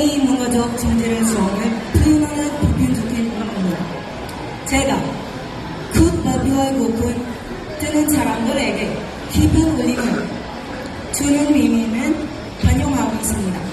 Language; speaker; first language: Korean; non-native, learner; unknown